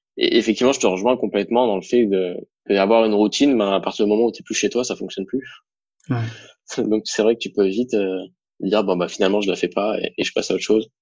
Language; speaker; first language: French; native; French